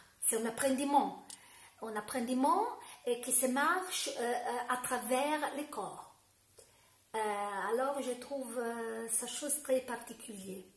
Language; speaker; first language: French; non-native, fluent; Italian